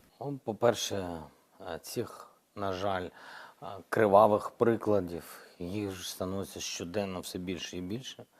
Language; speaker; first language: Ukrainian; non-native, local second language; Russian